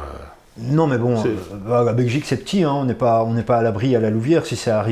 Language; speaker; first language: French; native; French